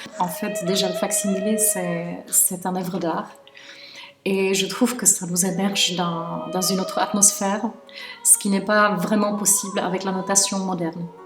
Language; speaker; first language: French; non-native, fluent; Czech